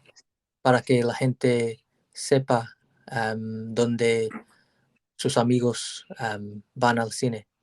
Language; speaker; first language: Spanish; non-native, learner; English